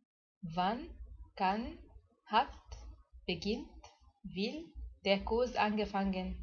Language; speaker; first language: German; non-native, fluent; Arabic